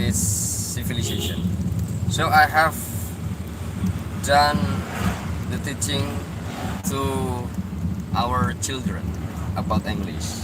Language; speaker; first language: English; non-native, learner; Indonesian